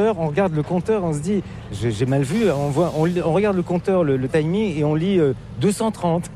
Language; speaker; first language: French; native; French